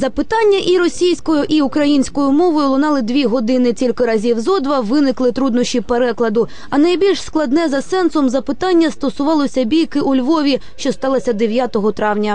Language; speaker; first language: Ukrainian; native; Ukrainian